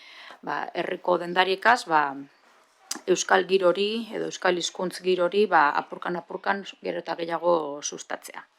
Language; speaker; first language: Basque; native; Basque